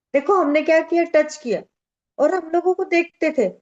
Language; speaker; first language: Hindi; non-native, local second language; Marathi